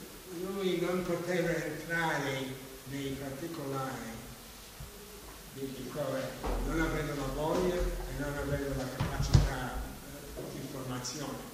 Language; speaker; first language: Italian; non-native, fluent; English